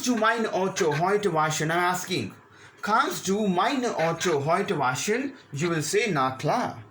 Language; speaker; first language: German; non-native, learner; Hindi